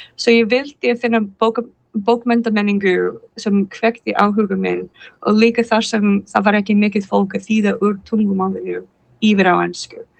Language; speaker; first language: Icelandic; non-native, fluent; English